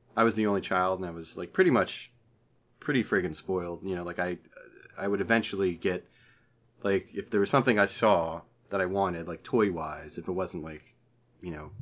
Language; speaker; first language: English; native; English